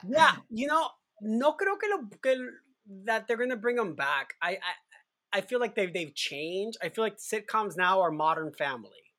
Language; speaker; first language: English; non-native, fluent; Spanish